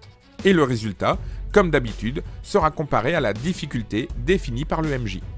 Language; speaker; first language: French; native; French